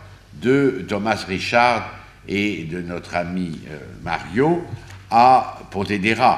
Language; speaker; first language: French; native; French